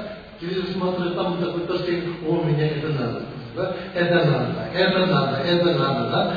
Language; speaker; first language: Russian; non-native, learner; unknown